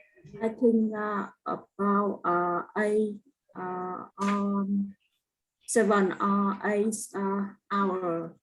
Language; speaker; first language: English; non-native, learner; Vietnamese